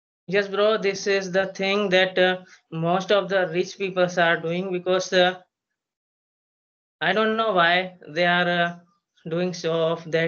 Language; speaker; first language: English; non-native, learner; Hindi